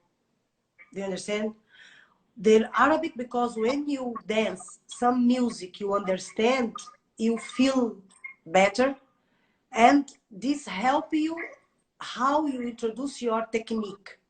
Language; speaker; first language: English; non-native, learner; Portuguese